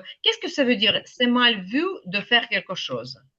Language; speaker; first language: French; non-native, fluent; Ukrainian